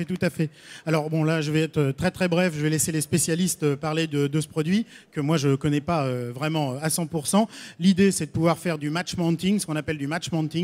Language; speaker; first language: French; native; French